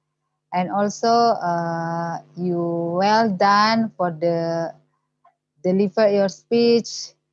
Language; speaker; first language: English; non-native, learner; Indonesian